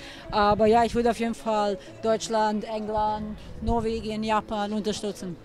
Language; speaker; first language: German; early bilingual, other home language; Serbian